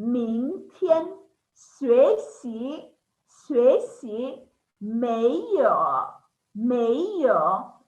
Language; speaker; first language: Chinese; non-native, fluent; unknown